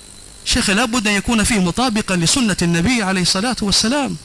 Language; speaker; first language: Arabic; non-native, local second language; Swahili